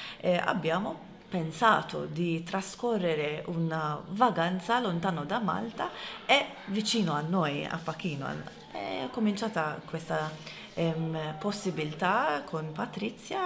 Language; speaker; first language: Italian; non-native, fluent; Maltese